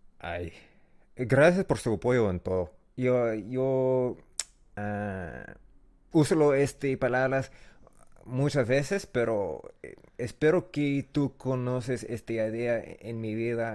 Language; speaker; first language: Spanish; non-native, learner; English